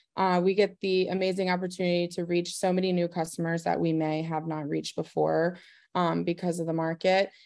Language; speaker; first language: English; native; English